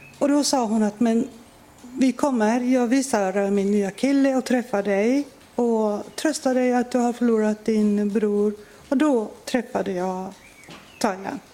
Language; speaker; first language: Swedish; non-native, fluent; Persian